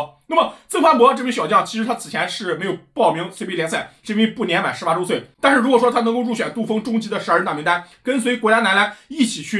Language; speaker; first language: Chinese; native; Chinese